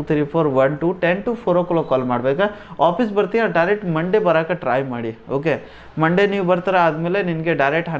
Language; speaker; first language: Kannada; non-native, local second language; Hindi